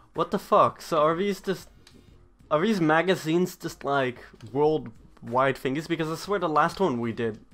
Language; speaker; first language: English; native; English